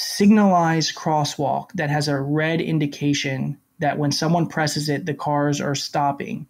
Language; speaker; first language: English; native; English